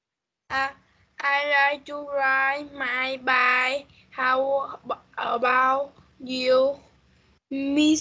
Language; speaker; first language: English; non-native, learner; Vietnamese